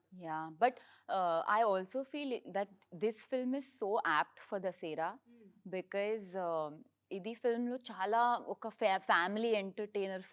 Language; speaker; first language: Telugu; non-native, learner; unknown